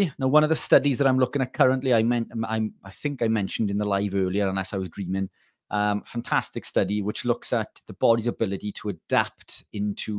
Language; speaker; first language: English; native; English